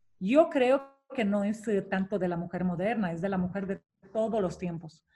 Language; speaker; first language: Spanish; non-native, fluent; Romanian